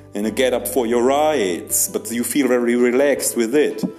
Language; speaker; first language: English; non-native, fluent; German